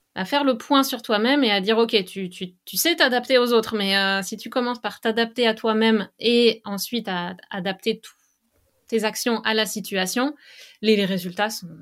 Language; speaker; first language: French; native; French